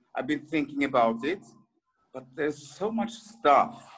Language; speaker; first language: English; early bilingual, other home language; French